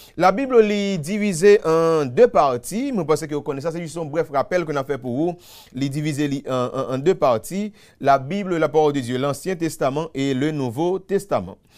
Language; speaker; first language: French; non-native, local second language; Haitian Creole